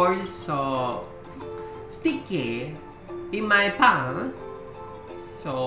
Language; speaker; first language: English; non-native, learner; Japanese